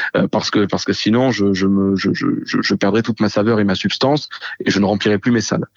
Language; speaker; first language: French; native; French